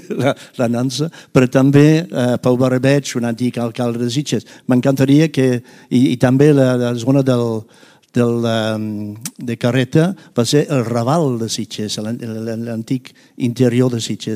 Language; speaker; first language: Catalan; non-native, fluent; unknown